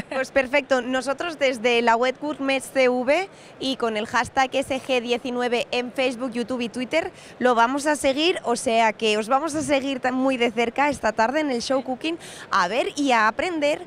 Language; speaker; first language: Spanish; native; Spanish